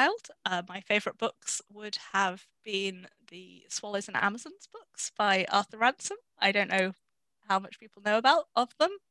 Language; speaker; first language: English; native; English